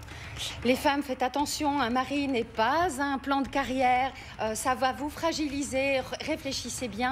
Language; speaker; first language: French; native; French